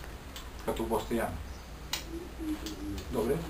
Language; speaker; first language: Bulgarian; non-native, learner; Finnish